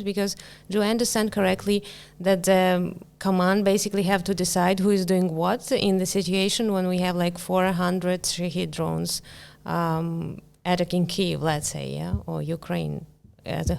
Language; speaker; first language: English; non-native, fluent; Ukrainian